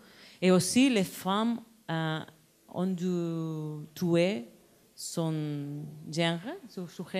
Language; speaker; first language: French; non-native, learner; Spanish